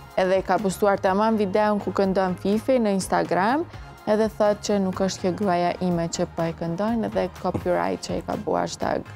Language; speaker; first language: Albanian; native; Albanian